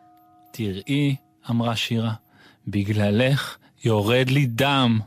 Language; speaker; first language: Hebrew; native; Hebrew